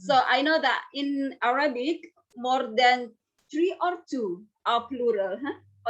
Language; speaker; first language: English; non-native, fluent; Indonesian